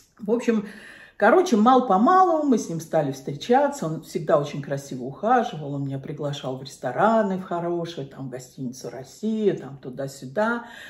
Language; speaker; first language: Russian; native; Russian